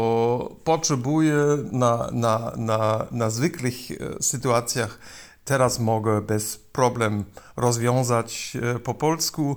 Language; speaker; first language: Polish; non-native, learner; German